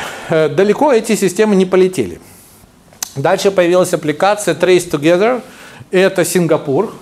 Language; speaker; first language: Russian; native; Russian